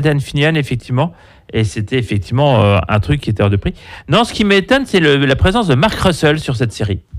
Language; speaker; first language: French; native; French